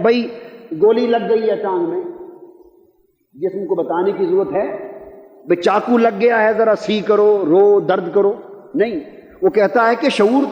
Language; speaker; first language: Urdu; native; Urdu